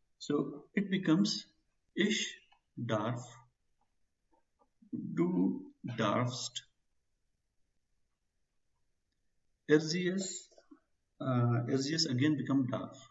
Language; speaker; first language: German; non-native, fluent; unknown